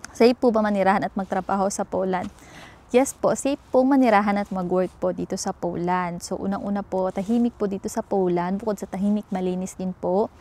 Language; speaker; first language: Filipino; native; Filipino